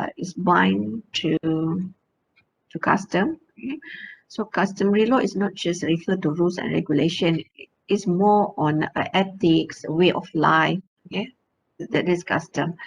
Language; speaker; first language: English; non-native, local second language; Malay